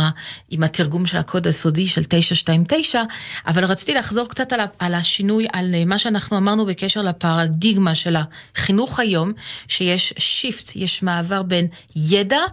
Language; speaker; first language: Hebrew; non-native, fluent; French